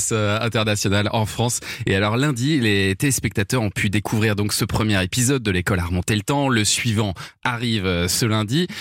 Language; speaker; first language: French; native; French